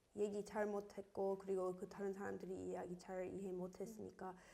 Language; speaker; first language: Korean; non-native, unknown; English